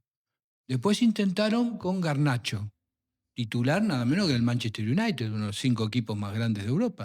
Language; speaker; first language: Spanish; native; Spanish